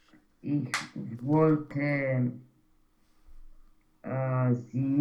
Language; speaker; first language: German; non-native, learner; Romanian